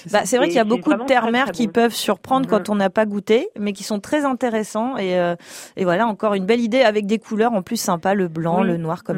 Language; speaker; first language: French; native; French